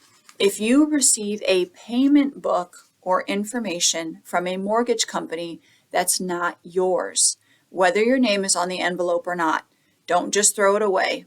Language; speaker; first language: English; native; English